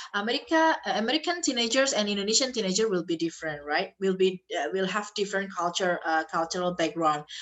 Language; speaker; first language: English; non-native, fluent; Indonesian